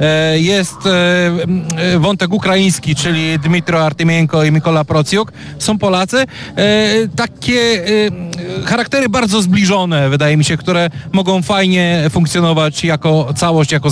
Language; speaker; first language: Polish; native; Polish